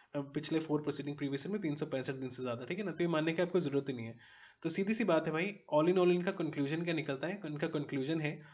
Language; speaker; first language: Hindi; native; Hindi